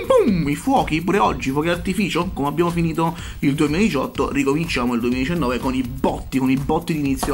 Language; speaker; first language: Italian; native; Italian